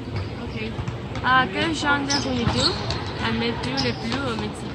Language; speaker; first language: French; non-native, learner; Spanish